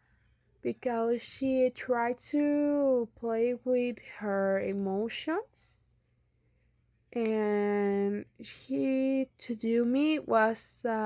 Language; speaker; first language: English; non-native, learner; Spanish